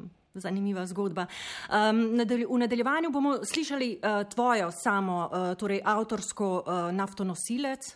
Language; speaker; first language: Slovenian; native; Slovenian